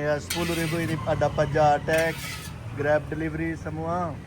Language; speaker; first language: Indonesian; non-native, learner; Urdu